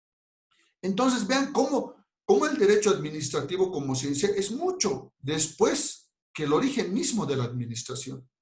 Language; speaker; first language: Spanish; native; Spanish